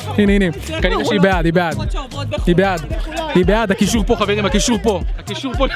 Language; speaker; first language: Hebrew; native; Hebrew